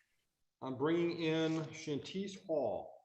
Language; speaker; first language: English; native; English